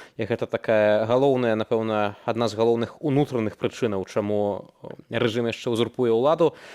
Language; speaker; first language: Belarusian; native; Belarusian